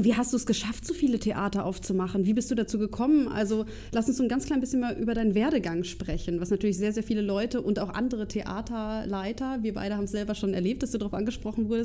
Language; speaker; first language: German; native; German